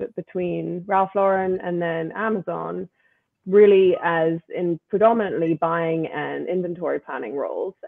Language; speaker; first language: English; native; English